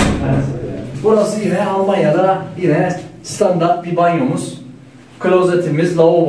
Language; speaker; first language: Turkish; native; Turkish